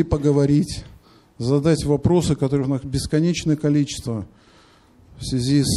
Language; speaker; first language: Russian; native; Russian